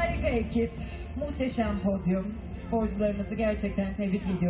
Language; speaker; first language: Turkish; native; Turkish